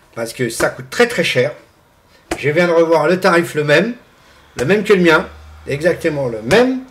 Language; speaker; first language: French; non-native, fluent; Portuguese